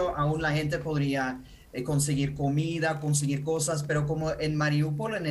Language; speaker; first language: Spanish; non-native, fluent; Ukrainian